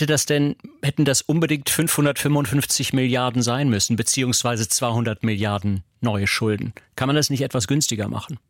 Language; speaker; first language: German; native; German